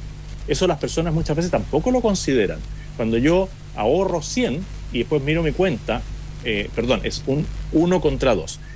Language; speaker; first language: Spanish; native; Spanish